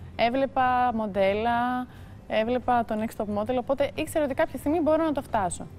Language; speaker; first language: Greek; early bilingual, heritage; Greek